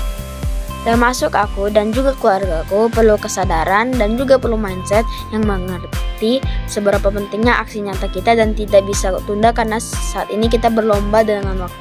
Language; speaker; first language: Indonesian; native; Indonesian